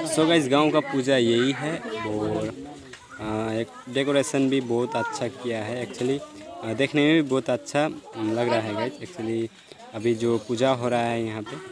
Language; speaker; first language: Hindi; non-native, local second language; Nepali